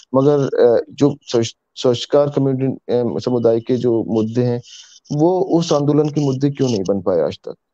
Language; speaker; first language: Hindi; native; Hindi